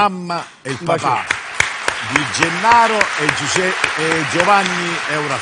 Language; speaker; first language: Italian; native; Italian